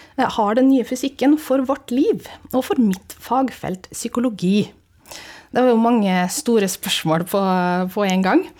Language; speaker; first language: Norwegian; native; Norwegian